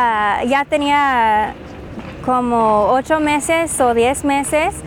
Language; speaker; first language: Spanish; non-native, fluent; English